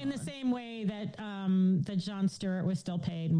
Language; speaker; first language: English; native; English